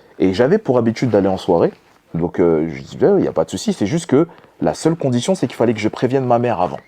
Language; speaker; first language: French; early bilingual, other home language; Lingala